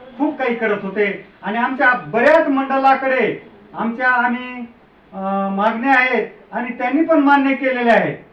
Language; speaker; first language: Marathi; non-native, local second language; Lambadi